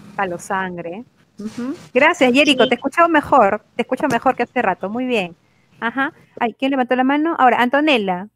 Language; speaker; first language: Spanish; native; Spanish